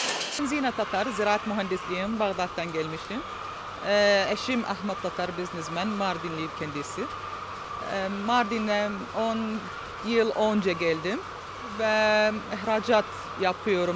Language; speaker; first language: Turkish; non-native, fluent; Arabic